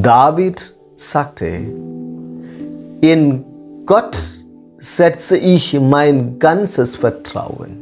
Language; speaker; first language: German; non-native, fluent; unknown